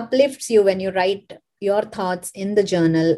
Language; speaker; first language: English; non-native, local second language; Kannada